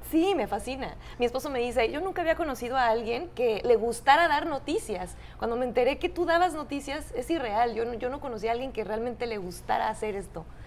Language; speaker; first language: Spanish; native; Spanish